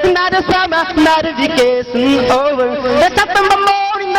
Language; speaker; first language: English; non-native, local second language; Hindi